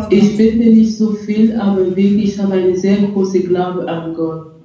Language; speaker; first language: German; non-native, fluent; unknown